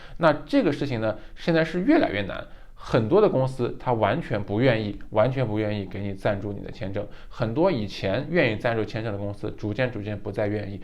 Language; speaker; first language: Chinese; native; Chinese